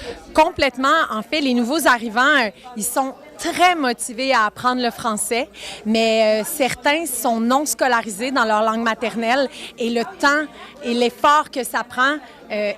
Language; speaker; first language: French; native; French